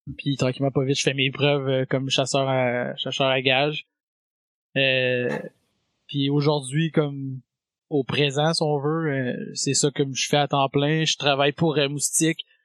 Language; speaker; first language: French; native; French